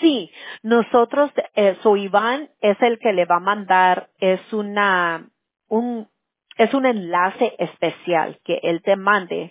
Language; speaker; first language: Spanish; early bilingual, heritage; Spanish